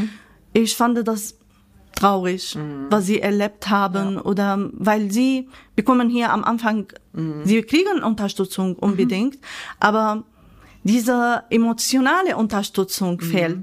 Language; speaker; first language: German; non-native, fluent; Arabic